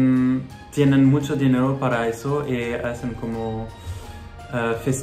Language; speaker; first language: Spanish; non-native, learner; French